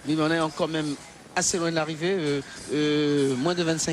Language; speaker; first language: French; native; French